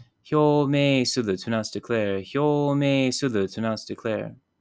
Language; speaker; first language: English; native; English